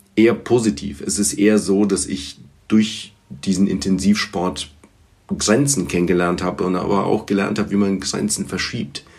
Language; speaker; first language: German; early bilingual, other home language; Bulgarian